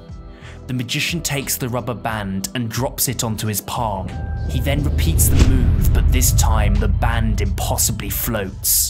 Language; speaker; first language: English; native; English